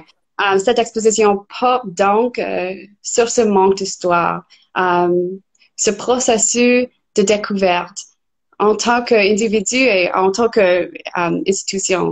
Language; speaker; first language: French; non-native, fluent; English